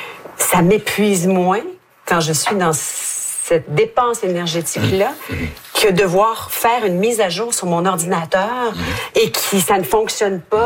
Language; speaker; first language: French; native; French